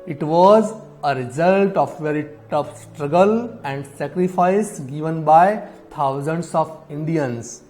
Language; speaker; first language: English; non-native, local second language; Gujarati